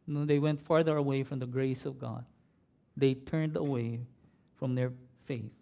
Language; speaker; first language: English; non-native, local second language; Filipino